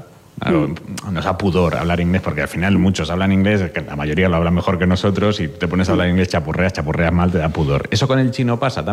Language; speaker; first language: Spanish; native; Spanish